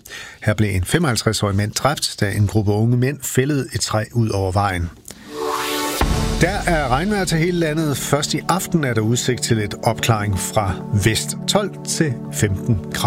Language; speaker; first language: Danish; native; Danish